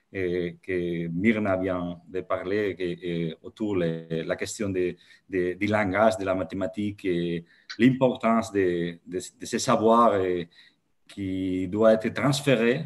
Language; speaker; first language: French; non-native, fluent; Catalan